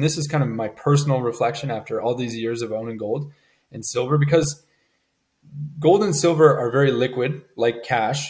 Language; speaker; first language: English; native; English